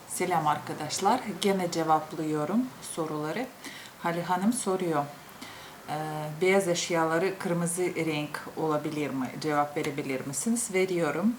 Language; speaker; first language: Turkish; non-native, fluent; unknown